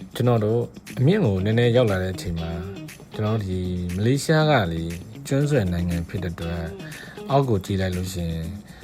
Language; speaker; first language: Burmese; native; Burmese